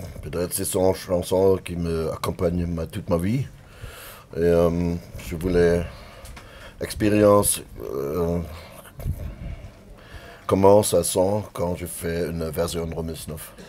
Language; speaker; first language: French; non-native, learner; German